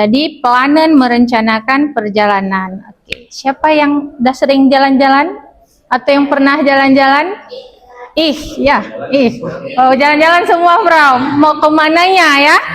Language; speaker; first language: Indonesian; native; Indonesian